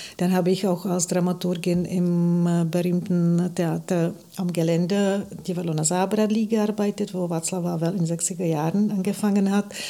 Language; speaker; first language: German; non-native, fluent; Czech